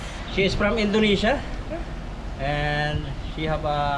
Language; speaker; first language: English; non-native, local second language; Filipino